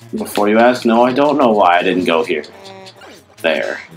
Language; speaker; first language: English; native; English